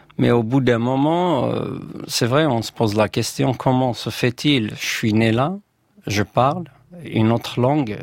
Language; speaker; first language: French; non-native, local second language; Kabyle